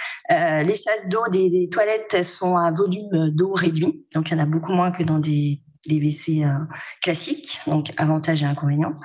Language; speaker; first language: French; native; French